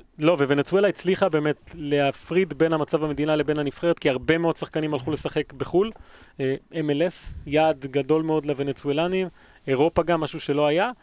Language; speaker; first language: Hebrew; early bilingual, other home language; Spanish